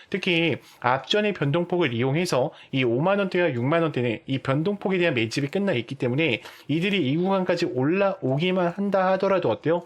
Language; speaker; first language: Korean; native; Korean